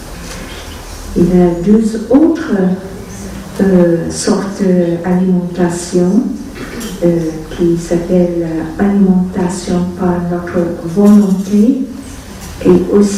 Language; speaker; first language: French; non-native, fluent; Vietnamese